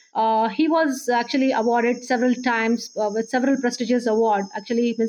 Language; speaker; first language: English; non-native, local second language; Marathi